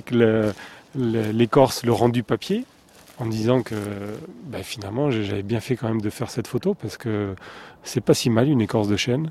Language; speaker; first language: French; native; French